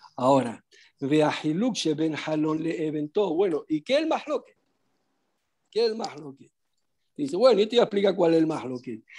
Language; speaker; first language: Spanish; non-native, fluent; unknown